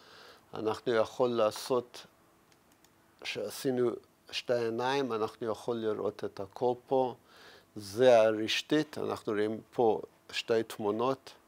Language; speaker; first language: Hebrew; non-native, fluent; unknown